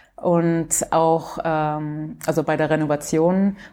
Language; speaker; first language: German; early bilingual, heritage; English